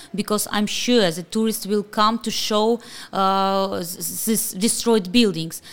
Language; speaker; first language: English; non-native, fluent; Ukrainian